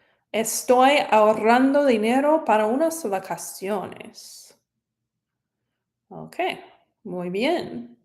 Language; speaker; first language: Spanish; non-native, fluent; English